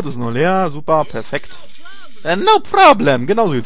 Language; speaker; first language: German; native; German